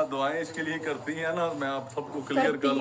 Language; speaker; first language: Hindi; non-native, local second language; Punjabi